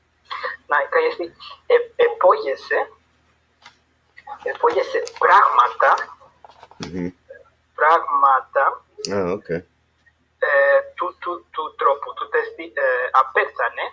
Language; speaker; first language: Greek; non-native, learner; Spanish